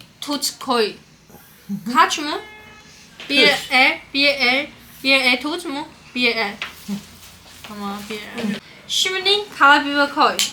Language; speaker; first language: Turkish; non-native, learner; Chinese